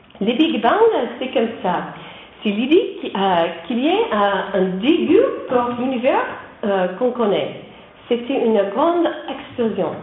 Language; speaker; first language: French; non-native, learner; English